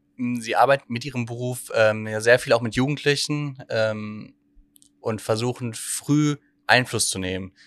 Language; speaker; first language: German; native; German